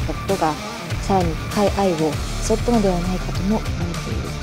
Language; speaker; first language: Japanese; native; Japanese